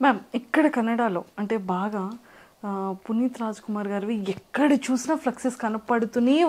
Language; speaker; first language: Telugu; native; Telugu